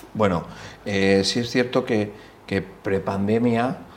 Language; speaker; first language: Spanish; native; Spanish